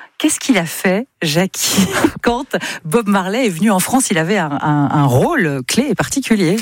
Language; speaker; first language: French; native; French